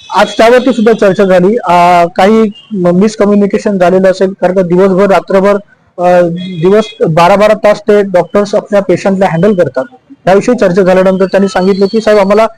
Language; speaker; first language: Marathi; native; Marathi